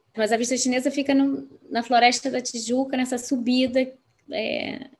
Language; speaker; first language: Portuguese; native; Portuguese